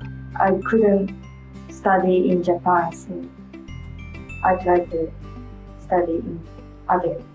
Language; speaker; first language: English; non-native, learner; Japanese